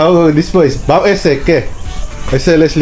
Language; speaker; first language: Spanish; non-native, learner; Filipino